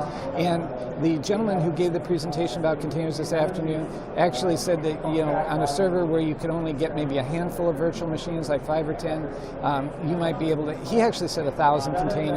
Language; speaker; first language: English; native; English